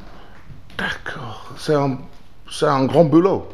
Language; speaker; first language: French; non-native, learner; English